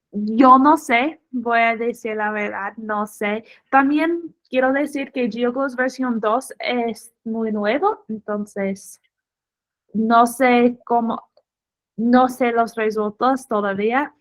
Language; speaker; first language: Spanish; non-native, fluent; English